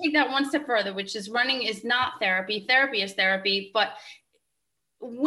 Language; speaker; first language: English; native; English